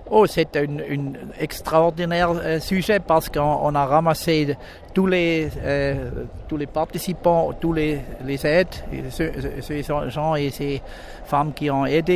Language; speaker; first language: French; non-native, local second language; German